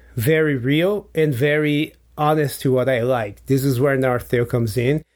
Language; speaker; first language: English; non-native, fluent; Portuguese